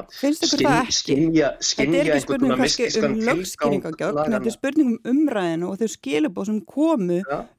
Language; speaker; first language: Icelandic; native; Icelandic